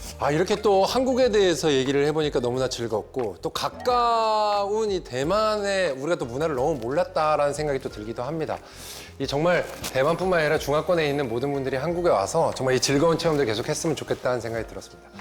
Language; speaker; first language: Korean; native; Korean